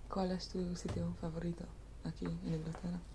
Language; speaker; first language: Spanish; non-native, fluent; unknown